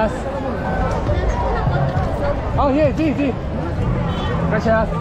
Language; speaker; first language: Spanish; non-native, learner; Korean